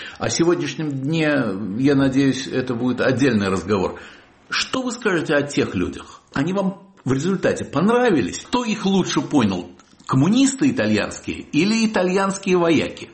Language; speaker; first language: Russian; native; Russian